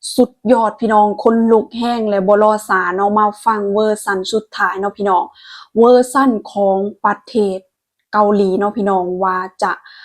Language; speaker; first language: Thai; native; Thai